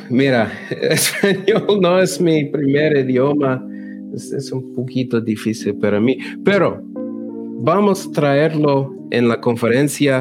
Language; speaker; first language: Spanish; non-native, learner; English